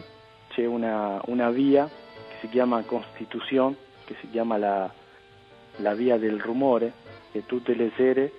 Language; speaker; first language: Italian; early bilingual, heritage; Spanish